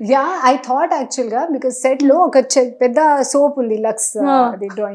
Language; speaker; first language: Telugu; non-native, learner; Hindi